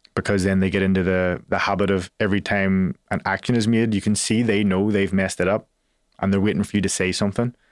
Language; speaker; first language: English; native; English